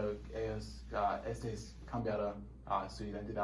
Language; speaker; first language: Spanish; non-native, learner; English